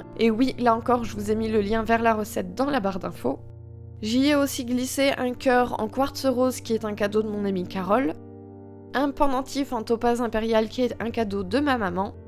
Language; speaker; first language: French; native; French